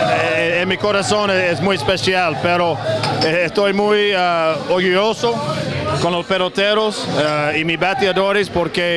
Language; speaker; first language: Spanish; non-native, learner; English